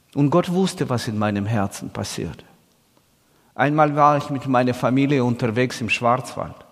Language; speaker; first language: German; non-native, fluent; Russian